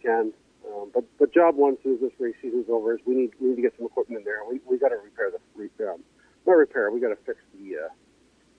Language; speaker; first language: English; native; English